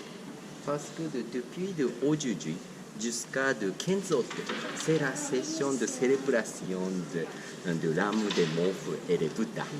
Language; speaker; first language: French; non-native, learner; Japanese